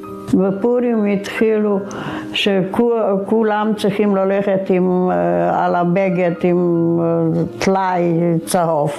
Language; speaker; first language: Hebrew; non-native, fluent; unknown